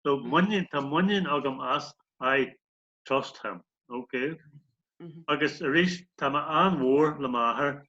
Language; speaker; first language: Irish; non-native, local second language; English